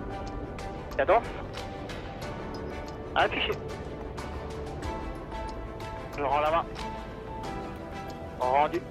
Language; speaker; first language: French; native; French